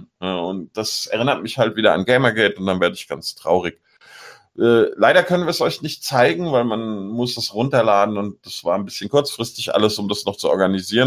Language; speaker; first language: German; native; German